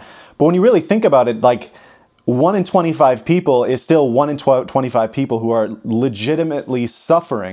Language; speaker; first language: English; native; English